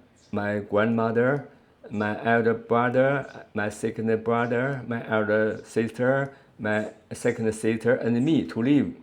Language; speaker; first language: English; non-native, learner; Chinese